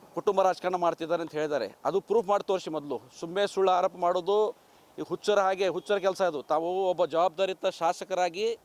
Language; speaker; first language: Kannada; native; Kannada